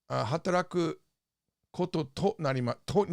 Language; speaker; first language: Japanese; non-native, fluent; English